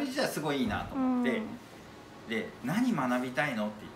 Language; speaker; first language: Japanese; native; Japanese